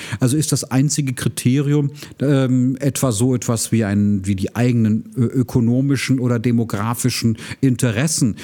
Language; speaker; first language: German; native; German